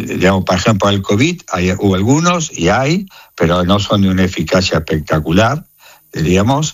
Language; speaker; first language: Spanish; native; Spanish